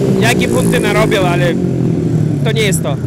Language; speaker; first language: Polish; non-native, learner; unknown